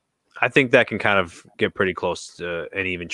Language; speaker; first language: English; native; English